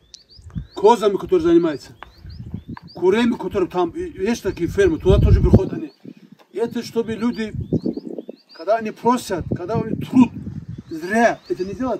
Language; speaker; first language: Russian; non-native, local second language; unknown